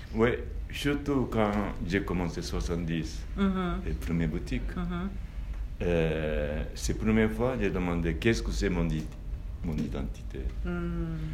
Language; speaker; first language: French; non-native, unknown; Japanese